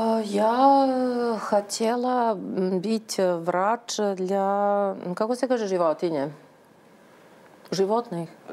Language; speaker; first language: Russian; non-native, learner; Serbian